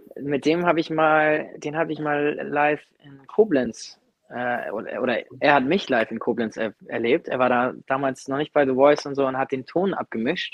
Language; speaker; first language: German; native; German